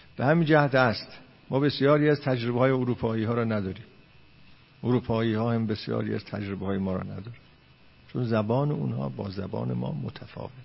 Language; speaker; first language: Persian; non-native, local second language; Azerbaijani